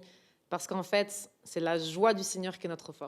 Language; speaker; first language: French; native; French